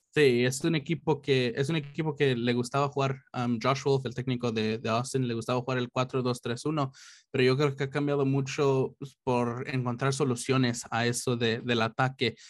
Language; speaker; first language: Spanish; early bilingual, heritage; Spanish